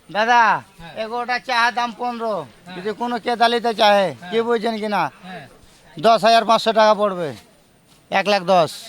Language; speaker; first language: Bangla; native; Bangla